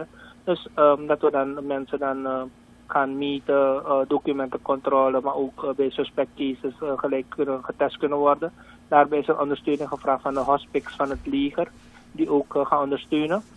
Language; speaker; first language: Dutch; native; Dutch